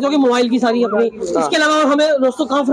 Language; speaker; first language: Hindi; native; Hindi